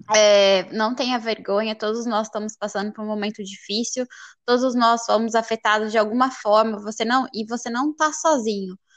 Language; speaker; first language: Portuguese; native; Portuguese